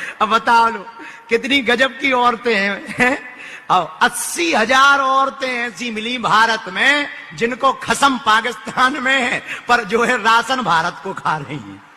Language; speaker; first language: Hindi; native; Hindi